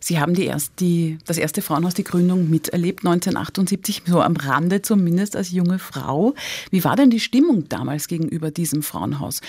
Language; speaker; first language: German; native; German